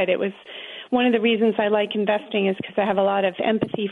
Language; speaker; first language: English; native; English